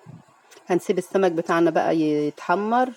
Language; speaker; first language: Arabic; native; Arabic